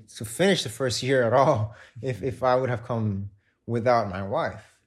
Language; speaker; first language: English; non-native, fluent; Spanish